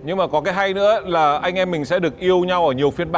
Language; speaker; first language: Vietnamese; native; Vietnamese